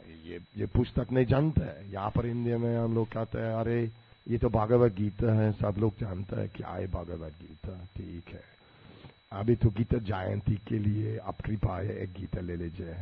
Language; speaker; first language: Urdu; non-native, learner; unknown